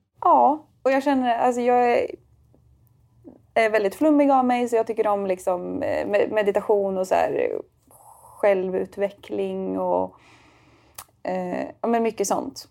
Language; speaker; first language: Swedish; native; Swedish